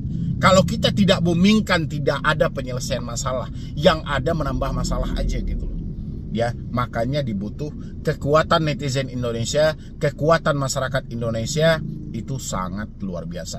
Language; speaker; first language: Indonesian; native; Indonesian